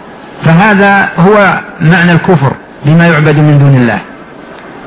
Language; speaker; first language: Arabic; native; Arabic